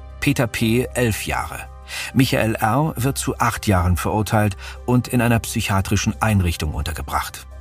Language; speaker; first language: German; native; German